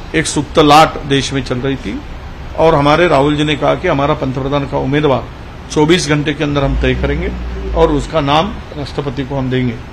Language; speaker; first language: Hindi; non-native, local second language; Marathi